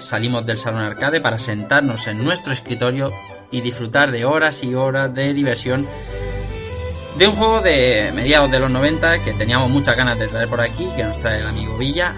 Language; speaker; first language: Spanish; native; Spanish